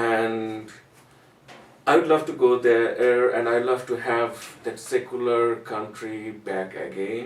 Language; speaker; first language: English; non-native, fluent; Bangla